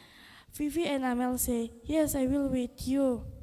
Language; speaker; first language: English; non-native, learner; Indonesian